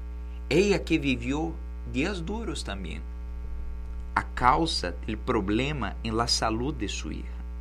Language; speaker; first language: Portuguese; non-native, learner; Spanish